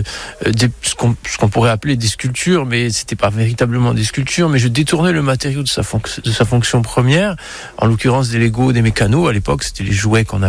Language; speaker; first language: French; native; French